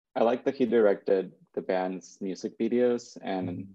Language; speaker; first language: English; early bilingual, other home language; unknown